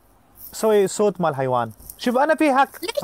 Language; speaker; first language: Arabic; non-native, learner; Pashto